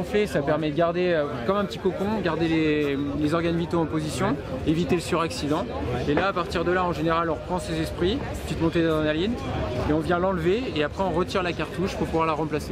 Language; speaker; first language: French; native; French